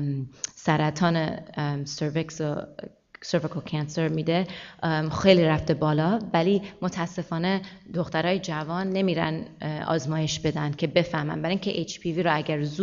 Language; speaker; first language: Persian; early bilingual, heritage; Persian